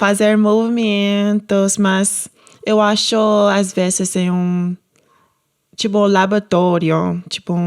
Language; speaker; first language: Portuguese; non-native, learner; English